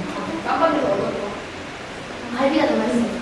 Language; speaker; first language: Korean; early bilingual, heritage; Korean